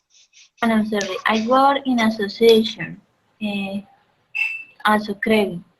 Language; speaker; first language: English; non-native, learner; Spanish